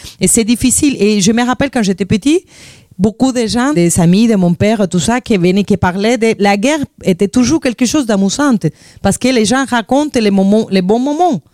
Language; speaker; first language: French; non-native, fluent; Spanish